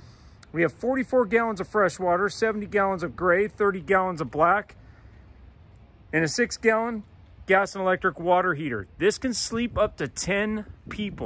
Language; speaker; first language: English; native; English